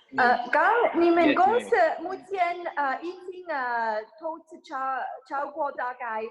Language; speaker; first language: Chinese; non-native, fluent; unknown